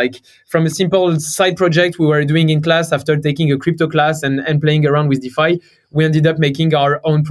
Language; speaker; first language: English; non-native, fluent; French